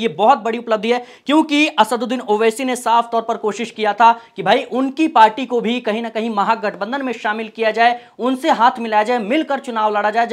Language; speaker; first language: Hindi; native; Hindi